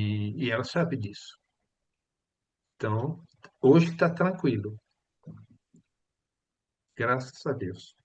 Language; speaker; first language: Portuguese; non-native, fluent; Swedish